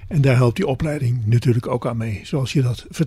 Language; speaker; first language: Dutch; native; Dutch